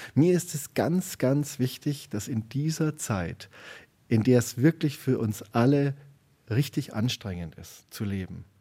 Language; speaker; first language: German; native; German